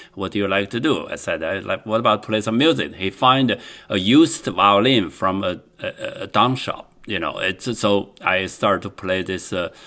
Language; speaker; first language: English; non-native, fluent; Chinese